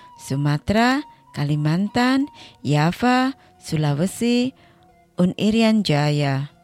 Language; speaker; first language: German; non-native, learner; Indonesian